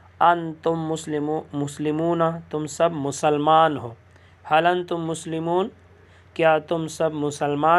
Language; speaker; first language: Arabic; non-native, fluent; Urdu